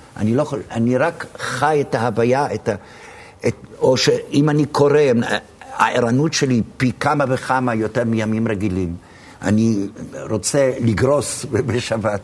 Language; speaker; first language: Hebrew; early bilingual, other home language; Arabic